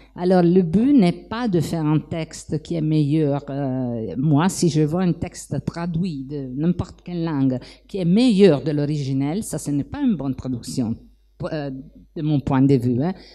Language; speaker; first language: French; non-native, fluent; Italian